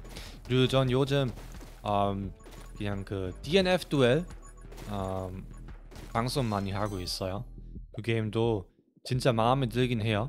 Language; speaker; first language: Korean; non-native, fluent; German